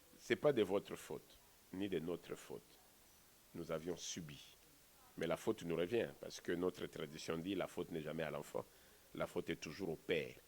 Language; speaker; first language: French; non-native, local second language; Kongo